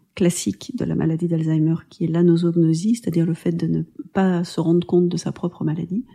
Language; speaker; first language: French; native; French